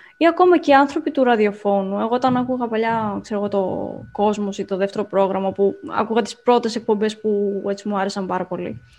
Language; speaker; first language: Greek; native; Greek